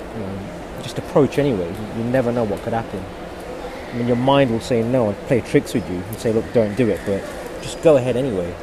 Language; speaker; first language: English; native; English